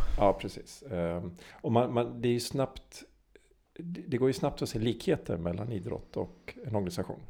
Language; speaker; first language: Swedish; native; Swedish